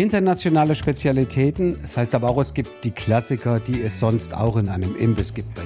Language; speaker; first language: German; native; German